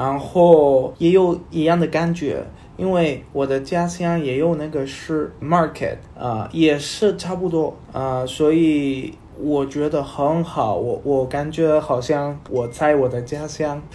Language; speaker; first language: Chinese; non-native, learner; Spanish